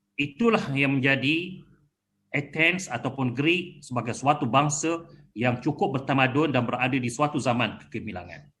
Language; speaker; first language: Malay; native; Malay